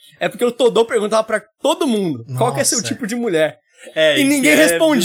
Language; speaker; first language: Portuguese; native; Portuguese